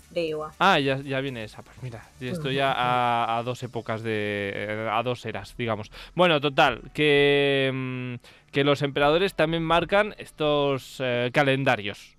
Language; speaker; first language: Spanish; native; Spanish